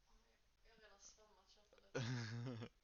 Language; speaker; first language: Swedish; native; Swedish